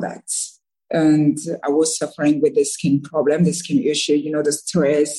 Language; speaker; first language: English; non-native, learner; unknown